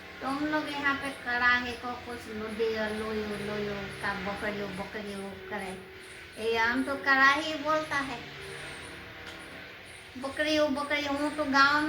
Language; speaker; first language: Hindi; non-native, local second language; Assamese